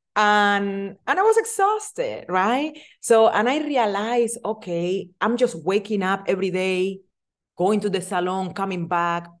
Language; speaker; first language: English; non-native, fluent; Spanish